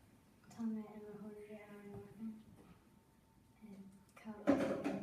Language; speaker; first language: Irish; non-native, learner; English